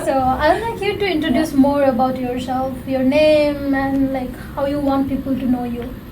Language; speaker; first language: English; non-native, fluent; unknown